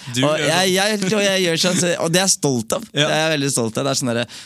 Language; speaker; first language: Norwegian; early bilingual, other home language; Somali